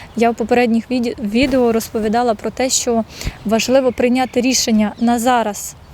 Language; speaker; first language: Ukrainian; native; Ukrainian